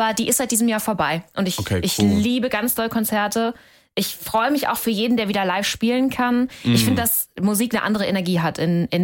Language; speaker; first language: German; native; German